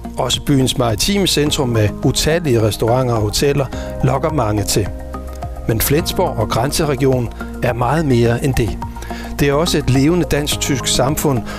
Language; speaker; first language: Danish; native; Danish